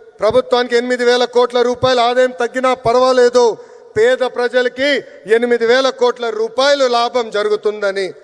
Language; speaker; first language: Telugu; native; Telugu